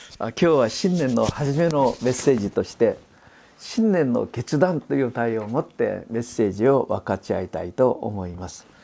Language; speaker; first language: Japanese; non-native, fluent; Korean